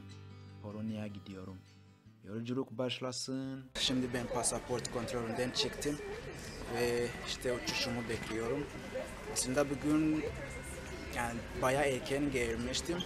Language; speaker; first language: Turkish; non-native, fluent; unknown